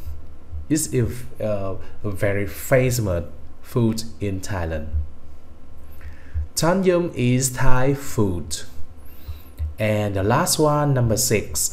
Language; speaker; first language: English; non-native, fluent; Vietnamese